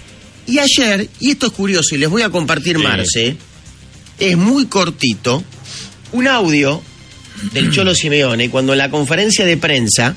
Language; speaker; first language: Spanish; native; Spanish